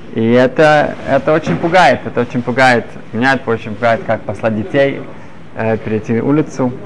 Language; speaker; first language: Russian; early bilingual, other home language; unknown